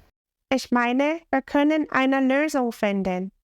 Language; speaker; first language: German; non-native, fluent; English